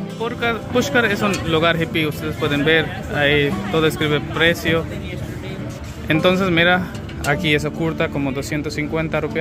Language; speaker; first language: Spanish; non-native, learner; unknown